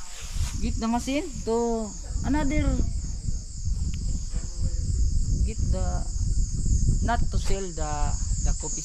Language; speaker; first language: English; non-native, learner; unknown